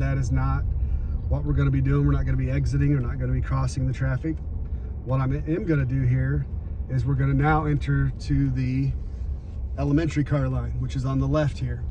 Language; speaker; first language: English; native; English